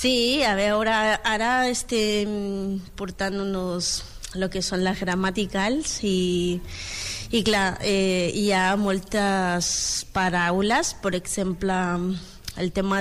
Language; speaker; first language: Catalan; non-native, learner; Spanish